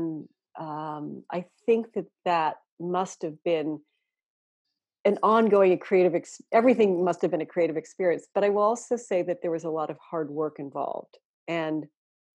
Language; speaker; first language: English; native; English